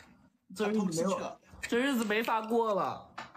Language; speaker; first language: Chinese; native; Chinese